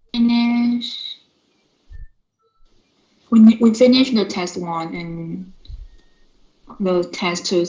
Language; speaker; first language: English; non-native, learner; Chinese